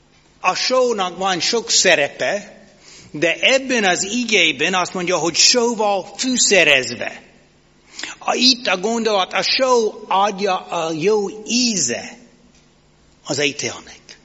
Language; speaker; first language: Hungarian; non-native, fluent; English